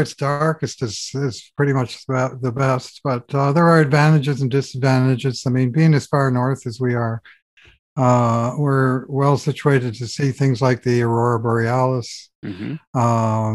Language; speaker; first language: English; native; English